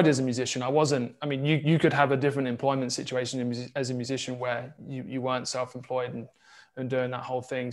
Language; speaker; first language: English; native; English